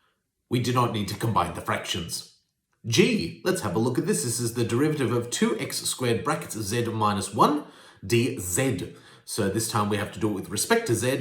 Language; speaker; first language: English; native; English